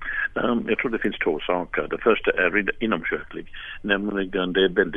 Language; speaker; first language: Swedish; non-native, fluent; English